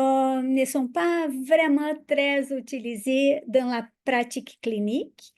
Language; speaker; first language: French; non-native, fluent; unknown